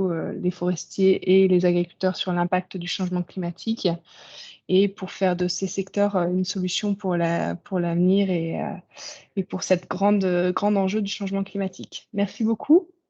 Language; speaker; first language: French; native; French